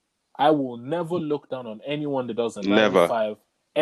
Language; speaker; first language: English; native; English